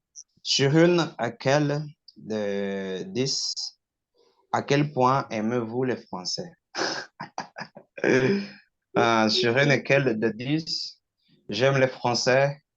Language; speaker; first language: French; non-native, learner; Portuguese